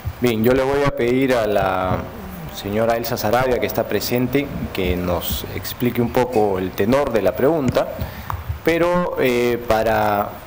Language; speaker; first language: Spanish; native; Spanish